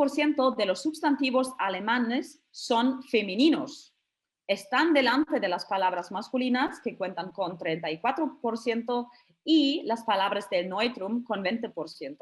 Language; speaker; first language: Spanish; non-native, fluent; German